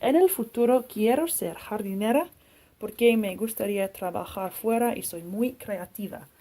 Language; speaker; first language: Spanish; non-native, learner; English